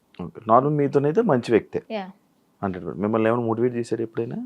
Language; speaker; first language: Telugu; native; Telugu